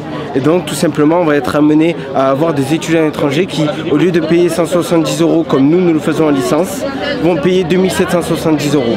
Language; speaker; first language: French; native; French